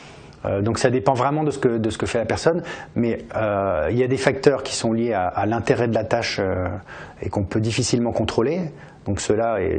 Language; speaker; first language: French; native; French